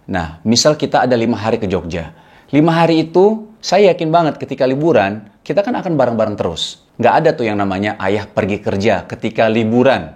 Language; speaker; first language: Indonesian; native; Indonesian